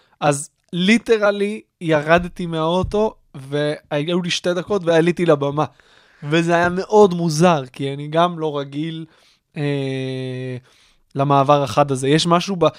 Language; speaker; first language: Hebrew; native; Hebrew